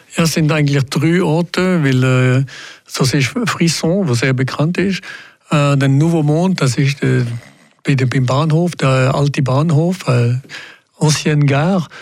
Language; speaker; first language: German; non-native, local second language; French